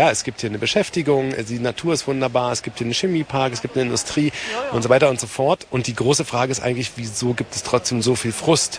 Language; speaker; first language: German; native; German